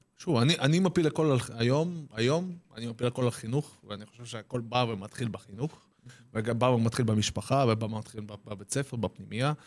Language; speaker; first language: Hebrew; early bilingual, other home language; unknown